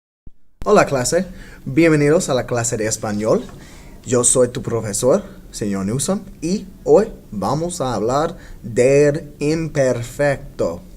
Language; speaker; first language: Spanish; non-native, fluent; English